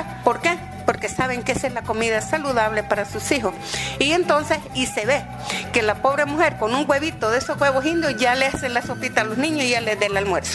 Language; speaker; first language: Spanish; native; Spanish